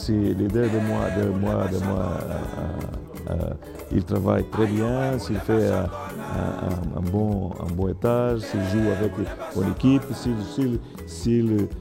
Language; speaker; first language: French; non-native, learner; Portuguese